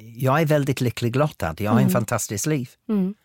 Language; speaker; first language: Swedish; non-native, fluent; English